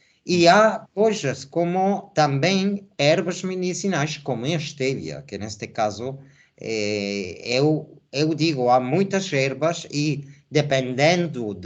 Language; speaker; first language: Portuguese; non-native, fluent; Spanish